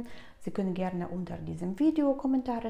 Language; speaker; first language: German; non-native, fluent; Russian